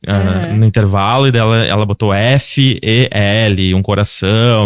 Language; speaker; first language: Portuguese; native; Portuguese